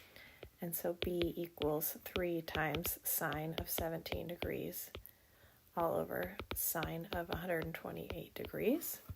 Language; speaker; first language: English; native; English